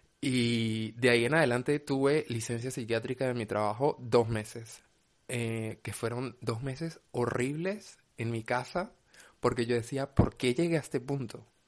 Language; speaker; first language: Spanish; native; Spanish